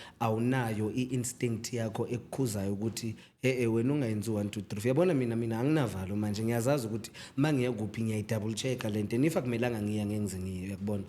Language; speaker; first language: Zulu; native; Zulu